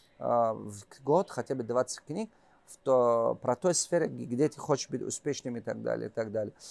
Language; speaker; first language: Russian; non-native, local second language; Tajik